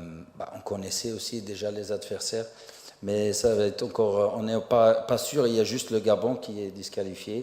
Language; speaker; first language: French; non-native, fluent; Arabic